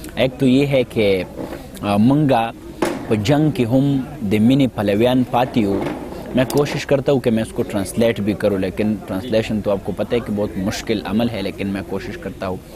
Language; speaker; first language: Urdu; non-native, local second language; Pashto